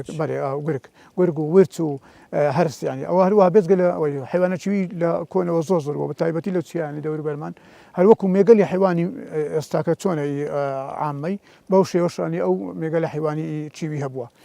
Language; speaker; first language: Central Kurdish; native; Central Kurdish